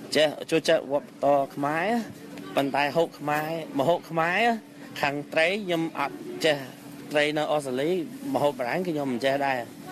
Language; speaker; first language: Khmer; non-native, fluent; English